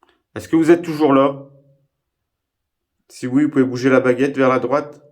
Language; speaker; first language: French; native; French